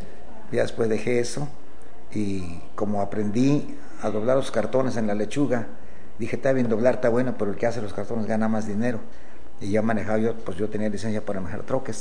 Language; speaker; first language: Spanish; native; Spanish